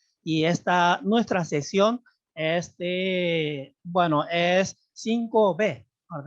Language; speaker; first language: Spanish; non-native, fluent; Korean